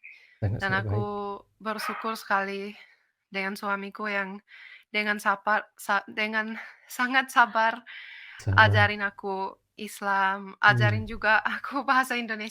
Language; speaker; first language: Indonesian; non-native, fluent; Finnish